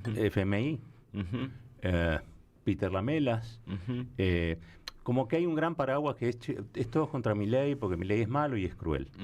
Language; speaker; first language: Spanish; native; Spanish